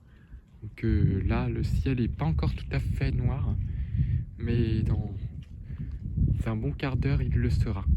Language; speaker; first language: French; native; French